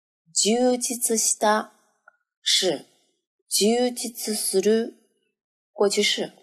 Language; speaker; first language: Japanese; non-native, fluent; Chinese